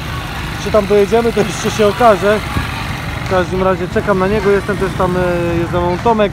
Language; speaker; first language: Polish; native; Polish